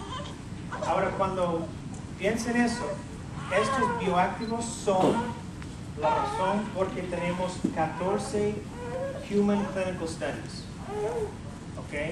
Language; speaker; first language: Spanish; early bilingual, heritage; English